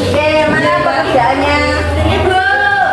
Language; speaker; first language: Indonesian; native; Indonesian